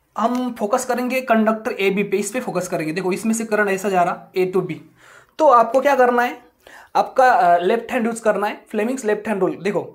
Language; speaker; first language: Hindi; non-native, local second language; Marathi